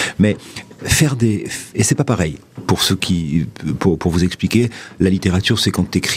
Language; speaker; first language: French; native; French